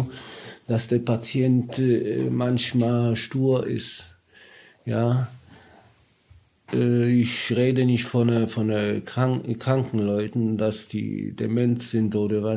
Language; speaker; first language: German; non-native, learner; Polish